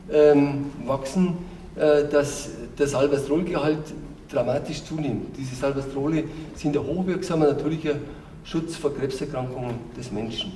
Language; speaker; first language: German; native; German